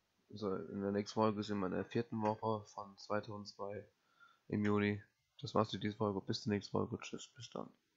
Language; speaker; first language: German; native; German